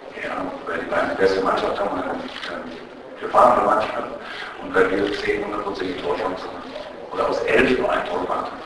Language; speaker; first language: German; native; German